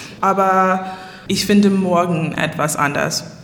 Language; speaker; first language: German; non-native, learner; English